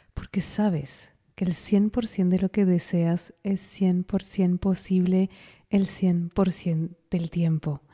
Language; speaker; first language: Spanish; non-native, fluent; French